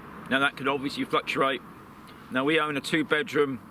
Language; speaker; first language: English; native; English